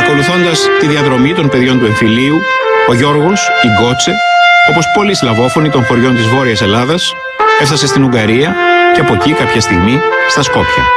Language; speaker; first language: Greek; native; Greek